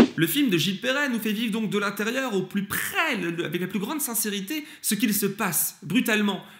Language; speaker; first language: French; early bilingual, other home language; Turkish